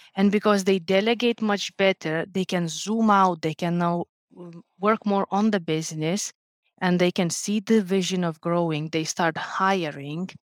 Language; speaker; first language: English; non-native, fluent; Lithuanian